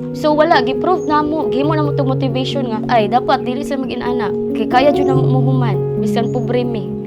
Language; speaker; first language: Cebuano; native; Cebuano